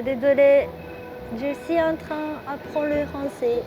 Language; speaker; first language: French; non-native, learner; Japanese